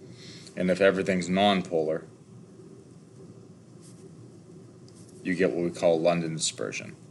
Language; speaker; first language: English; native; English